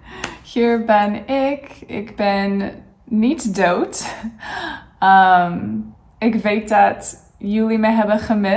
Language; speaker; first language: Dutch; non-native, learner; English